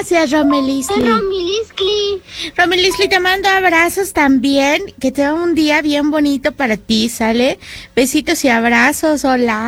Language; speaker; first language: Spanish; native; Spanish